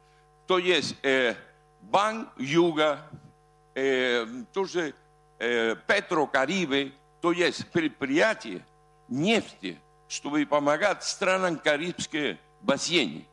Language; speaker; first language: Russian; non-native, fluent; Spanish